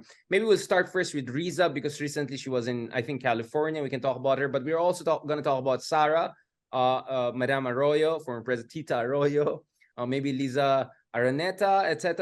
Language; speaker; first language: English; non-native, local second language; Filipino